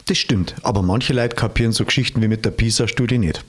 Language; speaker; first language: German; native; German